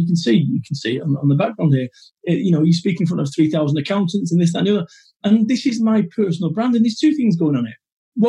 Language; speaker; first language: English; native; English